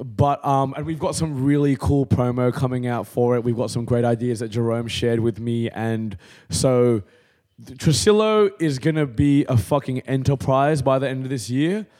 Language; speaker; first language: English; native; English